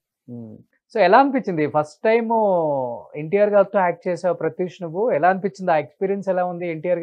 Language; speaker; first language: Telugu; native; Telugu